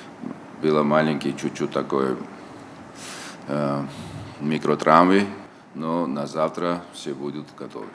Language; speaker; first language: Russian; non-native, local second language; Tajik